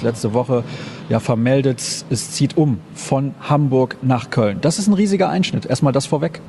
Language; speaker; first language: German; native; German